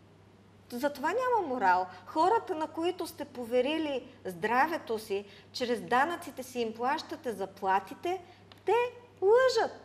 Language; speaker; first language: Bulgarian; native; Bulgarian